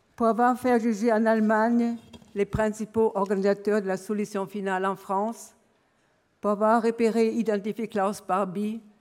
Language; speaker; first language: French; non-native, fluent; German